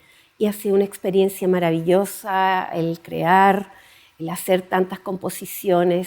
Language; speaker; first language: Spanish; native; Spanish